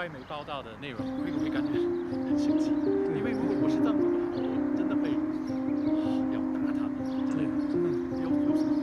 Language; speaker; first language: Chinese; non-native, fluent; English